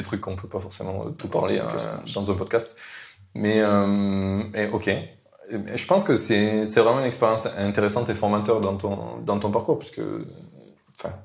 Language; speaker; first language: French; native; French